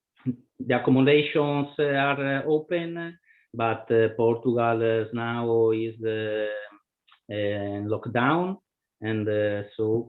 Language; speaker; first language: English; non-native, learner; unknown